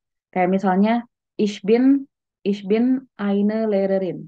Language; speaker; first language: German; non-native, fluent; Indonesian